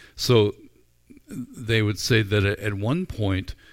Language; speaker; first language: English; native; English